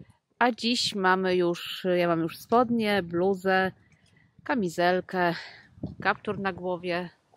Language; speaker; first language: Polish; native; Polish